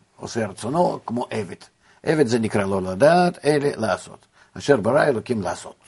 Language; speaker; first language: Hebrew; non-native, fluent; Russian